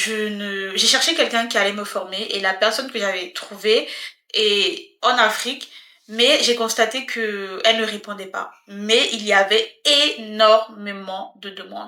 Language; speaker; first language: French; native; French